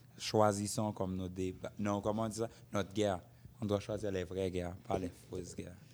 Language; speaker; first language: French; non-native, local second language; Haitian Creole